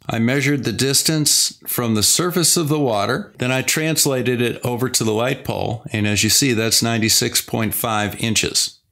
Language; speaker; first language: English; native; English